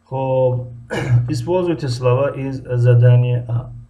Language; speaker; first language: Russian; non-native, fluent; Persian